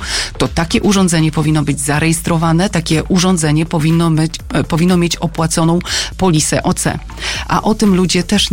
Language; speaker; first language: Polish; native; Polish